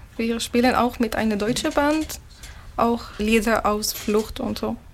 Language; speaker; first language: German; non-native, learner; Arabic